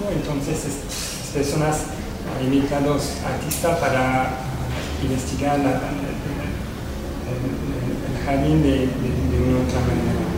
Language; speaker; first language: Spanish; non-native, fluent; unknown